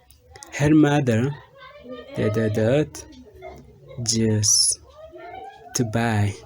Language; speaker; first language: English; non-native, fluent; Rundi